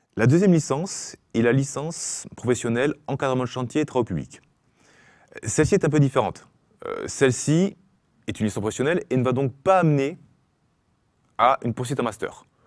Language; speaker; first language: French; native; French